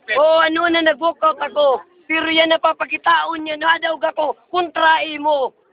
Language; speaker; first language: Filipino; non-native, local second language; Waray